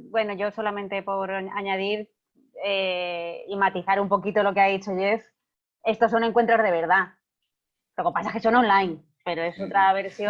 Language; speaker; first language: Spanish; native; Spanish